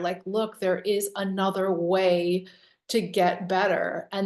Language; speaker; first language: English; native; English